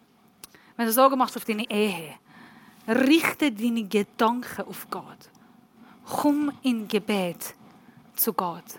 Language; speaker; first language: German; non-native, learner; Persian